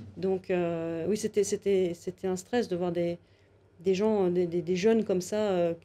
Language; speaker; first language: French; native; French